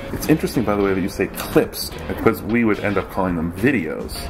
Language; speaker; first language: English; native; English